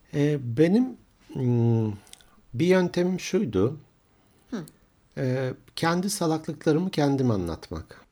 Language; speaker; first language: Turkish; native; Turkish